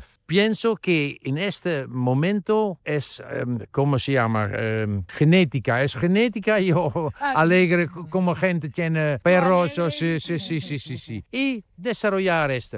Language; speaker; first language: Spanish; non-native, learner; Dutch